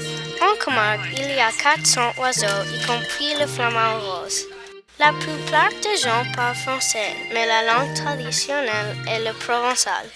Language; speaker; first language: French; non-native, learner; English